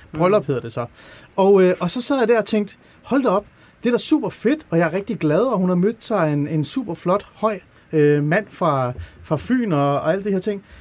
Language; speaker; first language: Danish; early bilingual, other home language; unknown